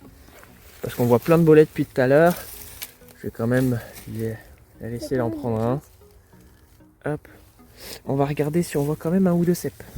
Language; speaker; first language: French; native; French